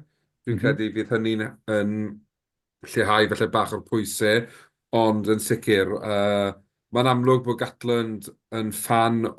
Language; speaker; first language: Welsh; native; Welsh